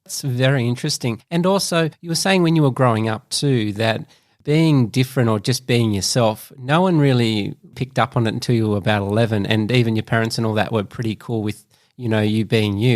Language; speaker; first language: English; native; English